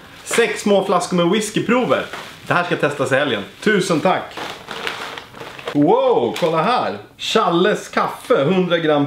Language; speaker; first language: Swedish; native; Swedish